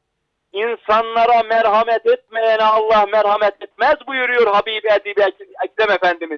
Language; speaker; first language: Turkish; native; Turkish